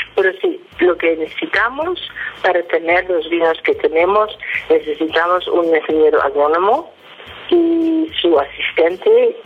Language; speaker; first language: Spanish; non-native, fluent; Dutch